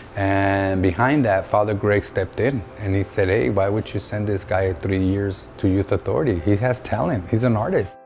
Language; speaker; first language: English; native; English